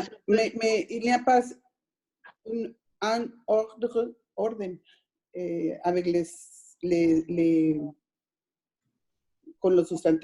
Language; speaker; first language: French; non-native, learner; Spanish